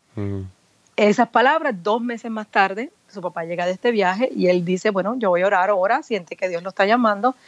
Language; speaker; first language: Spanish; native; Spanish